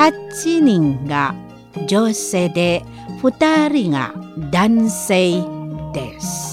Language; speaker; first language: Japanese; non-native, fluent; Indonesian